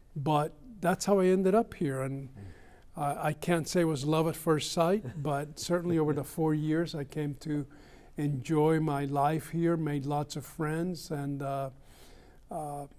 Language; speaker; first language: English; early bilingual, other home language; Spanish